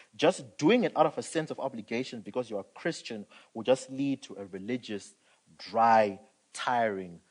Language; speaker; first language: English; non-native, local second language; Shona